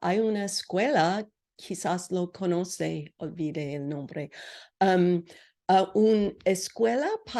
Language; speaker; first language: Spanish; non-native, learner; English